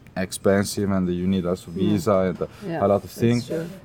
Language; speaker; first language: English; non-native, learner; Italian